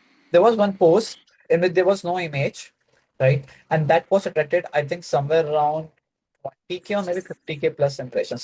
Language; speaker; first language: English; non-native, local second language; Hindi